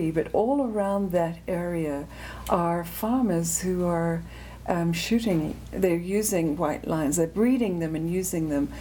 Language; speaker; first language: English; native; English